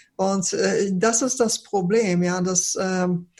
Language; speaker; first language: German; early bilingual, other home language; Polish